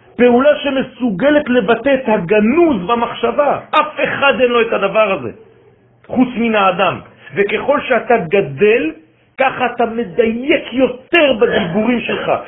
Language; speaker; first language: Hebrew; non-native, fluent; French